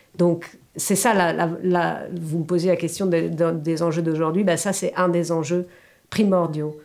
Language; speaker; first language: French; native; French